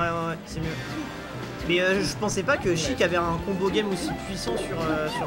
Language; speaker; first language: French; native; French